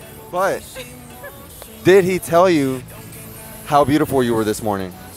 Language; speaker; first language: English; early bilingual, other home language; Spanish